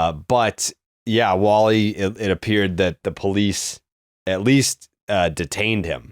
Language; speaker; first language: English; native; English